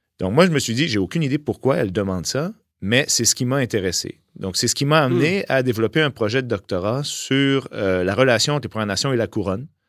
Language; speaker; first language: French; native; French